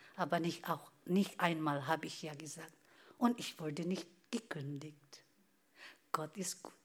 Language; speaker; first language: German; non-native, fluent; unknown